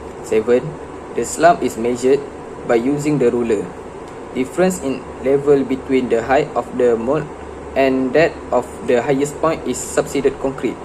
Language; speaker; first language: English; non-native, learner; Malay